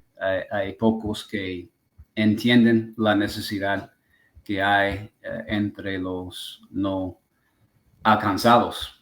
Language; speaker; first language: Spanish; non-native, fluent; English